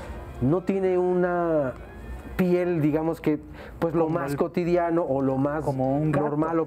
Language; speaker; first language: Spanish; native; Spanish